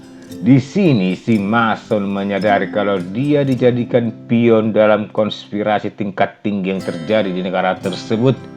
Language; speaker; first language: Indonesian; native; Indonesian